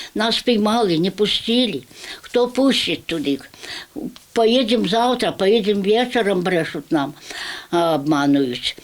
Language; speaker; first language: Ukrainian; native; Ukrainian